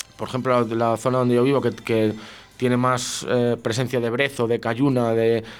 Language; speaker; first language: Spanish; native; Spanish